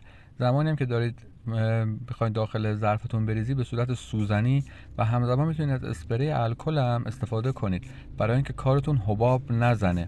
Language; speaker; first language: Persian; native; Persian